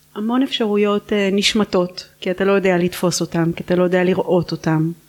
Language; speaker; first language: Hebrew; native; Hebrew